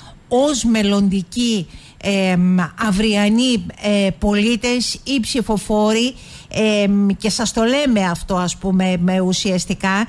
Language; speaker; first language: Greek; native; Greek